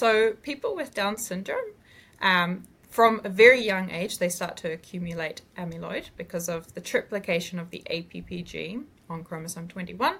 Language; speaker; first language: English; native; English